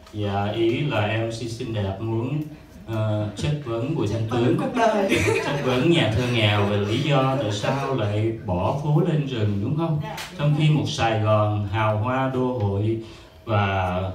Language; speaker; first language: Vietnamese; native; Vietnamese